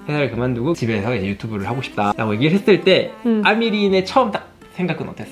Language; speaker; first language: Korean; native; Korean